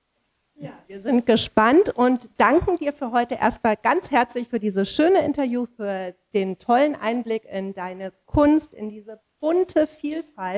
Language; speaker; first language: German; native; German